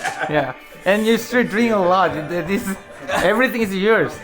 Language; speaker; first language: English; non-native, learner; Korean